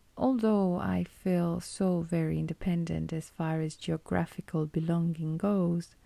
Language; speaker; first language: English; non-native, fluent; Romanian